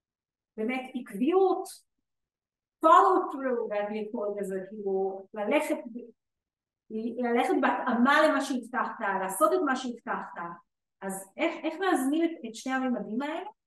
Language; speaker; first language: Hebrew; native; Hebrew